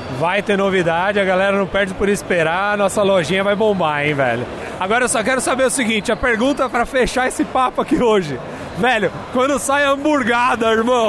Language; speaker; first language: Portuguese; native; Portuguese